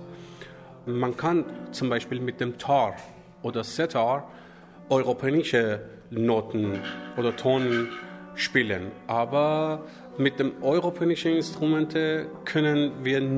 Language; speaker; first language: German; non-native, learner; Persian